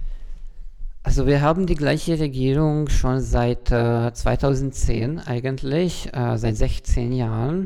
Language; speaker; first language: German; non-native, fluent; Hungarian